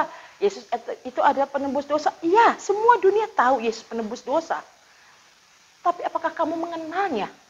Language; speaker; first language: Indonesian; native; Indonesian